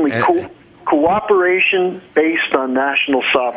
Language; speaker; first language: English; native; English